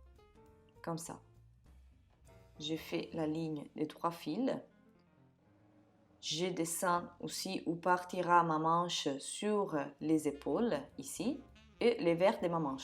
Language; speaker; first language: French; non-native, fluent; Italian